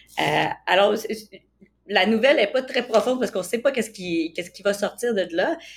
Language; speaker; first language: French; native; French